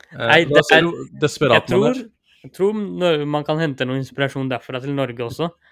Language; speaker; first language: Norwegian; early bilingual, other home language; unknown